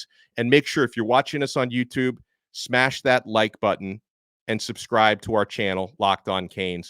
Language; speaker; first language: English; native; English